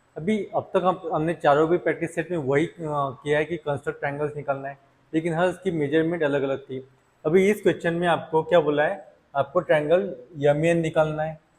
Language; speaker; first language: Hindi; non-native, local second language; Marathi